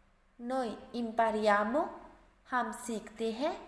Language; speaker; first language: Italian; non-native, fluent; Urdu